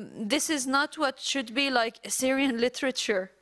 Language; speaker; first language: English; non-native, fluent; Arabic